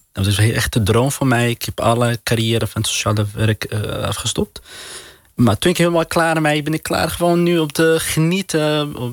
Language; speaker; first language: Dutch; non-native, learner; Arabic